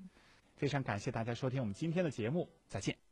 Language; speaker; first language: Chinese; native; Chinese